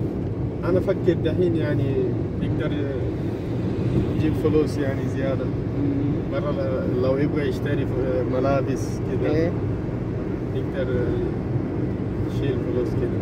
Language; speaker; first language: Arabic; non-native, learner; Indonesian